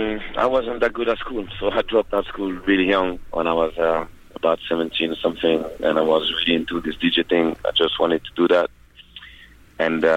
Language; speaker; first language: English; non-native, fluent; French